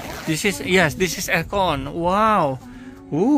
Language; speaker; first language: English; non-native, learner; Indonesian